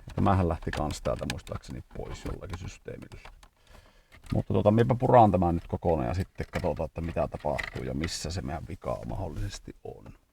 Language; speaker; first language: Finnish; early bilingual, heritage; Finnish